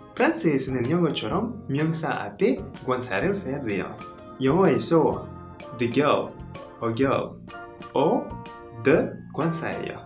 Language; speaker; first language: Korean; non-native, learner; French